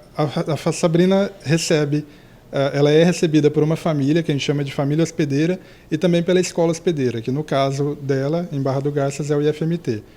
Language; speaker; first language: Portuguese; native; Portuguese